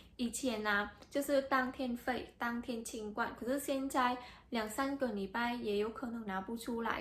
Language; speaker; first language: Chinese; non-native, fluent; Vietnamese